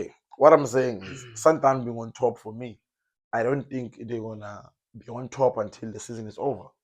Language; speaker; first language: English; non-native, local second language; Zulu